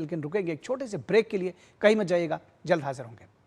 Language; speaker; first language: Hindi; native; Hindi